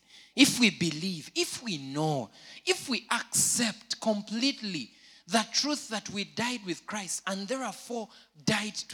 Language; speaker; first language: English; non-native, local second language; Ganda